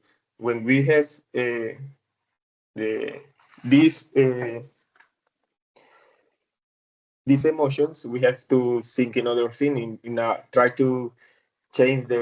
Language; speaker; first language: English; non-native, learner; Spanish